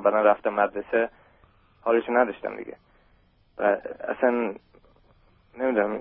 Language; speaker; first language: Persian; early bilingual, heritage; German